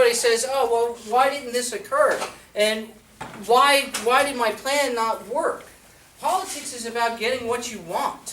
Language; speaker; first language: English; native; English